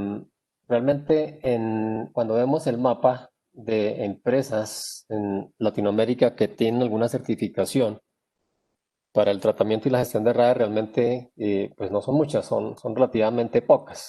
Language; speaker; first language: Spanish; native; Spanish